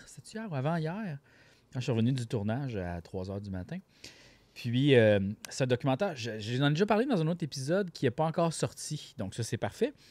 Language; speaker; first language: French; native; French